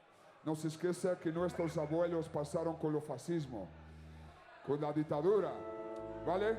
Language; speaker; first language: Spanish; non-native, learner; Portuguese